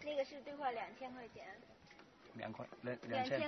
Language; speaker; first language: Chinese; non-native, learner; English